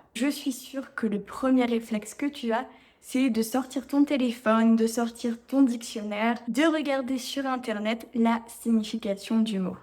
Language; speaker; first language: French; native; French